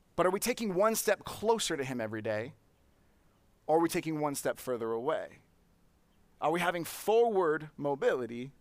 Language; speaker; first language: English; native; English